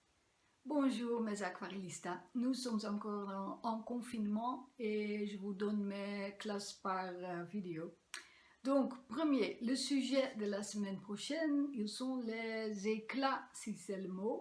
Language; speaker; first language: French; non-native, learner; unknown